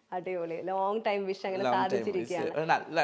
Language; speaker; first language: Malayalam; native; Malayalam